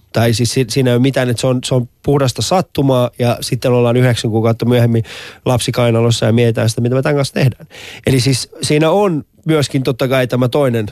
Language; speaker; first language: Finnish; early bilingual, other home language; Persian